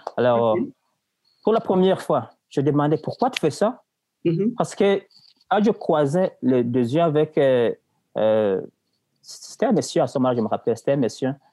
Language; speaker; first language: French; non-native, local second language; Rundi